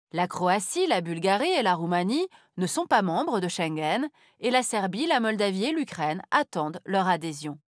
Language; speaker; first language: French; native; French